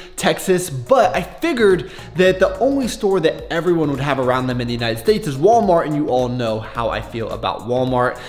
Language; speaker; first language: English; native; English